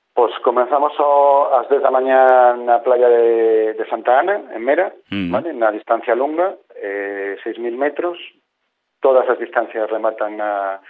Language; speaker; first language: Galician; non-native, local second language; Spanish